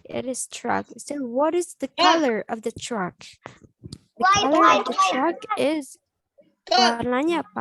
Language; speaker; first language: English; non-native, learner; Indonesian